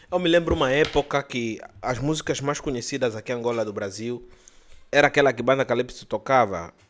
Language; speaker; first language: Portuguese; native; Portuguese